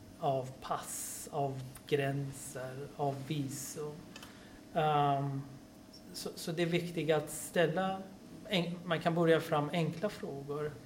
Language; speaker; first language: Swedish; non-native, fluent; Persian